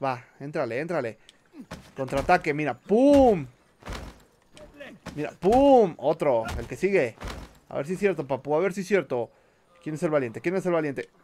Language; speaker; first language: Spanish; native; Spanish